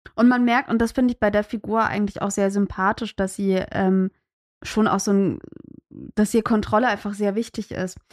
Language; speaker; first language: German; native; German